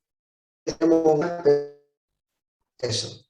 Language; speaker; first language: Spanish; native; Spanish